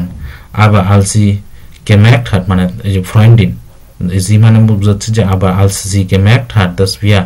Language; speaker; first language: German; non-native, learner; Bangla